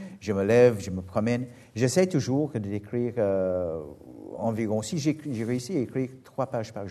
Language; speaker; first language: French; non-native, fluent; English